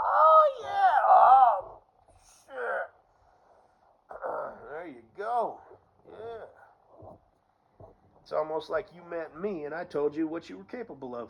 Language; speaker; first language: English; native; English